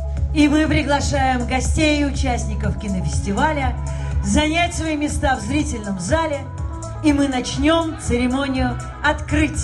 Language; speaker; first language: Russian; native; Russian